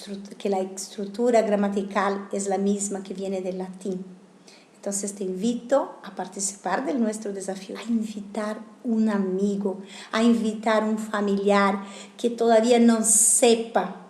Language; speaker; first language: Spanish; non-native, fluent; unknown